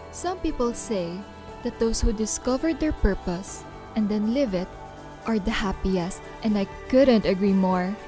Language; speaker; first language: English; non-native, local second language; Pampanga